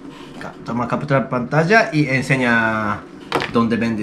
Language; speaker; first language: Spanish; non-native, learner; Japanese